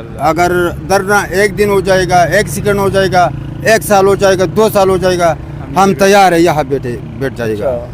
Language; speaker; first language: Hindi; non-native, local second language; Pashto